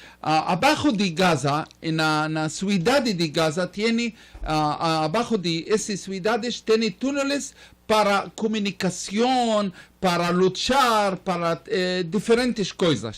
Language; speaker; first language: Spanish; non-native, learner; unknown